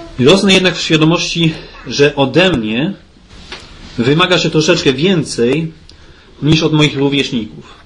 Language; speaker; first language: Polish; early bilingual, heritage; Polish